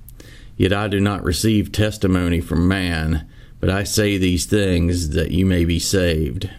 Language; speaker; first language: English; native; English